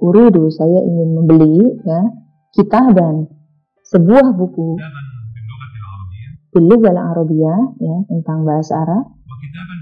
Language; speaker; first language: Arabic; non-native, fluent; Indonesian